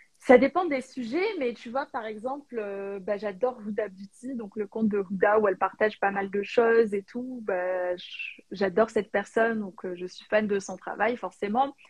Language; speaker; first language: French; non-native, local second language; Arabic